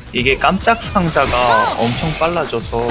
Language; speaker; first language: Korean; native; Korean